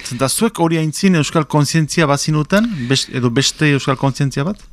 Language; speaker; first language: Basque; native; Basque